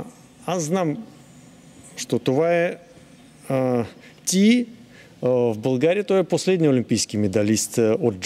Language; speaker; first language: Bulgarian; non-native, learner; Russian